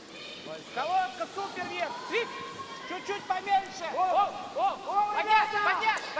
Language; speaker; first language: Russian; native; Russian